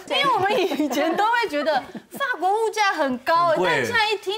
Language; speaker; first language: Chinese; native; Chinese